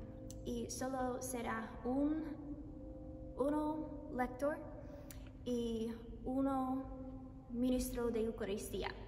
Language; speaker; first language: Spanish; non-native, learner; English